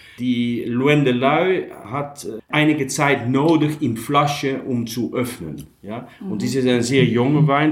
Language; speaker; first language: German; non-native, learner; Dutch